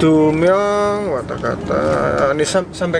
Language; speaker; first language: Korean; non-native, learner; Indonesian